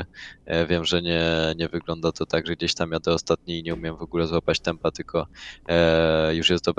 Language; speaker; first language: Polish; native; Polish